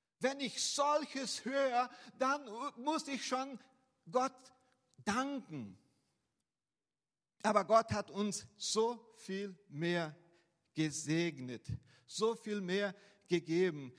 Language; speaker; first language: German; non-native, fluent; Portuguese